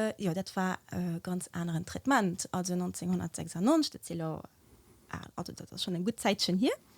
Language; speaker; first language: Luxembourgish; early bilingual, other home language; Portuguese